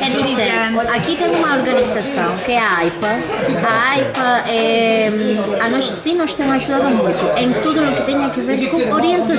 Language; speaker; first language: Portuguese; non-native, learner; Spanish